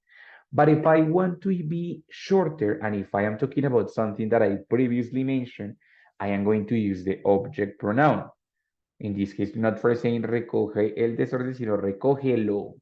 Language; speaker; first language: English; non-native, fluent; Spanish